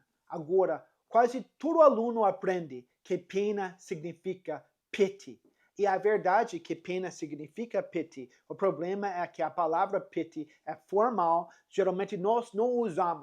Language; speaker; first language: Portuguese; non-native, fluent; English